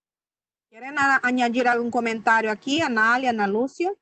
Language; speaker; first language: Spanish; non-native, fluent; Portuguese